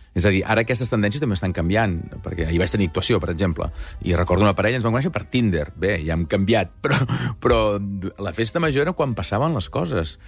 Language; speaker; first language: Catalan; native; Catalan